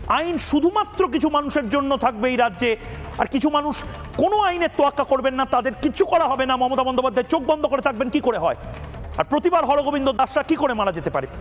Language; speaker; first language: Bangla; native; Bangla